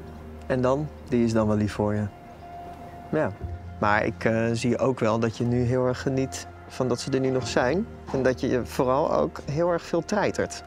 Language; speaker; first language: Dutch; native; Dutch